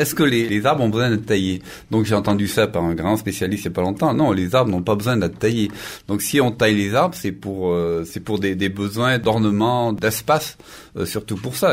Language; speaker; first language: French; native; French